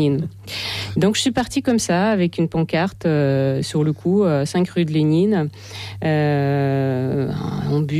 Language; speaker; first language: French; non-native, fluent; Russian